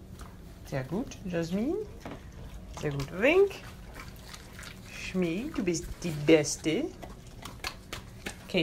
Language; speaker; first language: German; non-native, learner; English